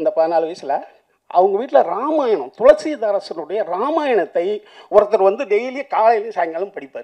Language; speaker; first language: Tamil; native; Tamil